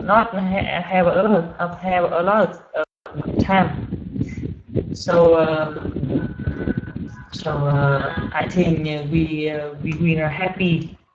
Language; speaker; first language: English; non-native, learner; Vietnamese